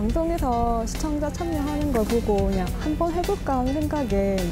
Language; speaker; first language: Korean; native; Korean